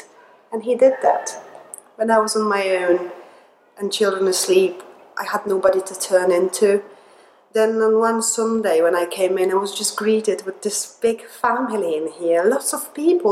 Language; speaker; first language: English; non-native, fluent; Polish